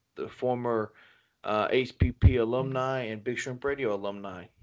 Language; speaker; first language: English; native; English